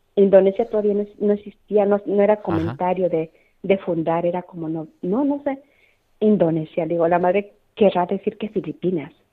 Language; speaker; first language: Spanish; native; Spanish